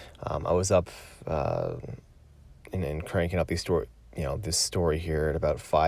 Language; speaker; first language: English; native; English